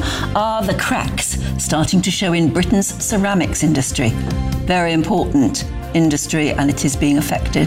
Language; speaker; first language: English; native; English